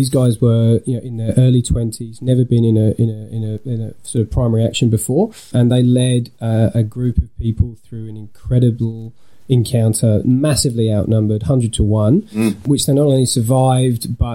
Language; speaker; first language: English; native; English